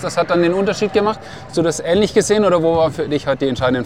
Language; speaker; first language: German; native; German